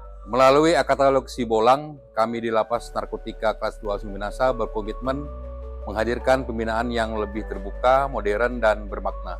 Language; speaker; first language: Indonesian; native; Indonesian